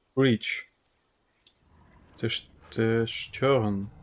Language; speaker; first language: German; non-native, learner; Russian